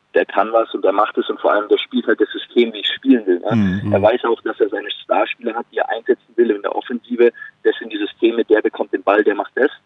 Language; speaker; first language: German; native; German